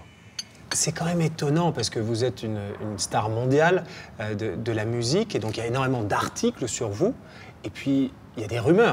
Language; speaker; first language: French; native; French